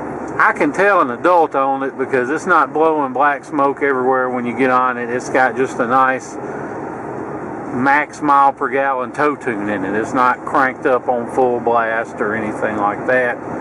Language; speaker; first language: English; native; English